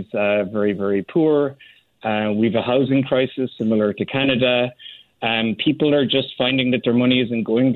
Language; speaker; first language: English; native; English